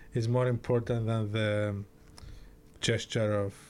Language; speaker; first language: English; early bilingual, other home language; Greek